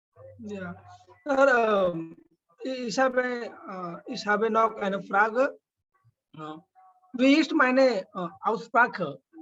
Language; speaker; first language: German; non-native, learner; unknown